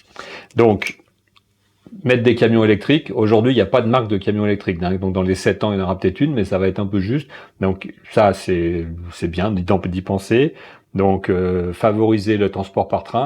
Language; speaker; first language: French; native; French